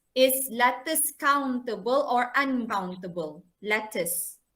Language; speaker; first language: English; non-native, local second language; Malay